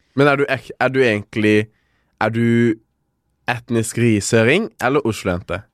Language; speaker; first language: Norwegian; early bilingual, other home language; Kinyarwanda